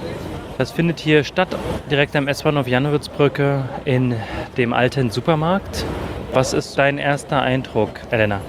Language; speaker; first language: German; native; German